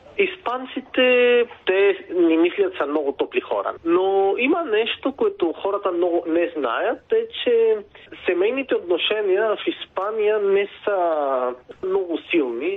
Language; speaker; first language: Bulgarian; non-native, fluent; Spanish